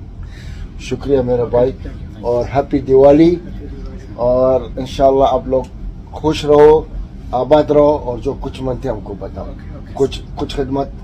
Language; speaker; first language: Hindi; non-native, learner; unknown